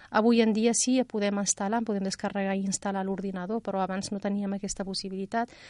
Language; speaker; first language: Catalan; non-native, fluent; Riffian